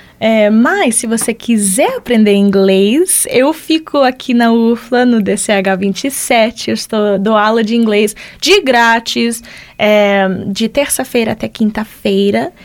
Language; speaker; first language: Portuguese; early bilingual, heritage; Portuguese